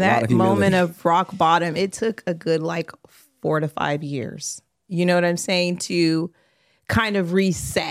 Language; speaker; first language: English; native; English